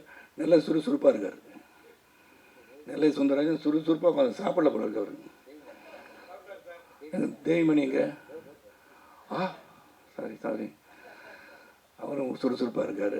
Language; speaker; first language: Tamil; native; Tamil